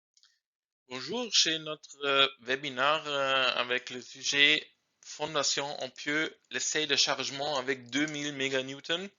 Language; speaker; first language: French; non-native, learner; German